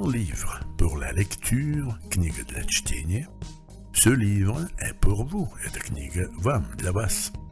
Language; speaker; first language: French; non-native, fluent; Russian